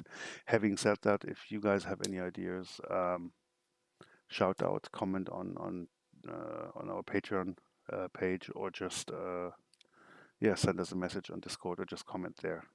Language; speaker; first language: English; non-native, fluent; German